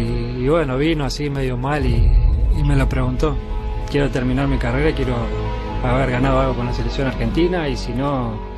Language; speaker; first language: Spanish; native; Spanish